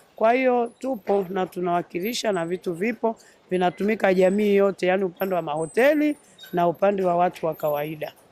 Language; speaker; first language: Swahili; native; Swahili